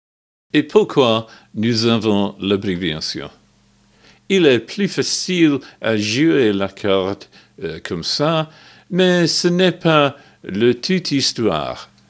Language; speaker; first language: French; non-native, learner; English